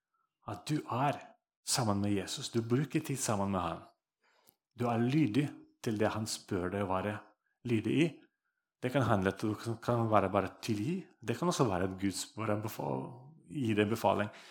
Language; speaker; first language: Norwegian; non-native, fluent; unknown